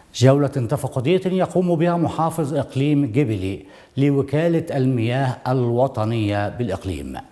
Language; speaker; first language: Arabic; non-native, local second language; Somali